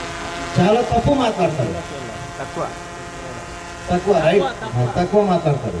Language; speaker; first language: Telugu; non-native, local second language; Hindi